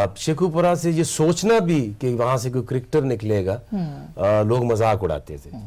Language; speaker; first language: Urdu; non-native, local second language; Punjabi